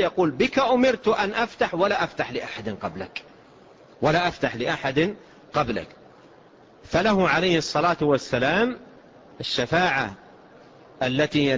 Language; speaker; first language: Arabic; native; Arabic